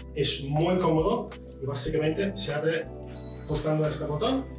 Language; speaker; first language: Spanish; non-native, fluent; English